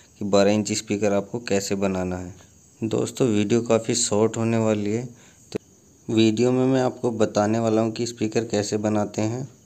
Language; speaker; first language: Hindi; native; Hindi